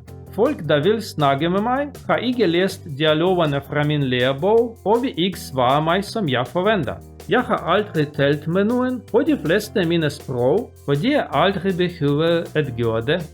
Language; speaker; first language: Danish; non-native, learner; Russian